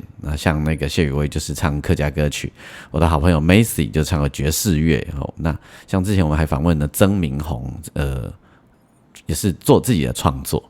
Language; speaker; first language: Chinese; native; Chinese